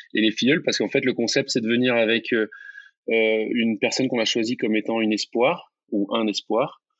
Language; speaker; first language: French; native; French